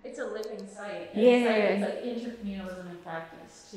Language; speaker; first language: English; native; English